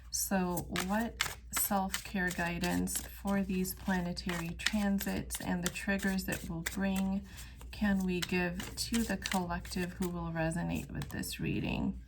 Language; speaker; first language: English; native; English